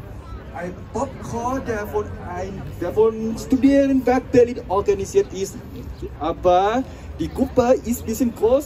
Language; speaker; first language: German; non-native, learner; Thai